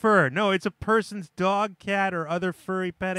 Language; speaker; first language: English; native; English